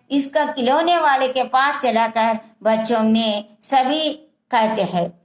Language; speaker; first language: Hindi; non-native, local second language; Telugu